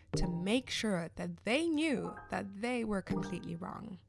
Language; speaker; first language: English; non-native, local second language; Shona